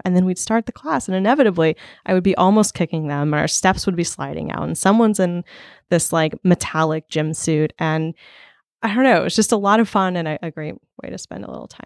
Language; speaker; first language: English; native; English